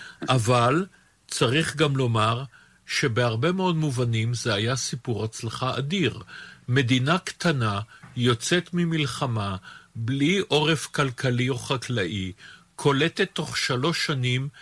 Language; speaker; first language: Hebrew; native; Hebrew